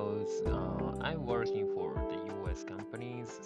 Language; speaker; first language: English; non-native, learner; Japanese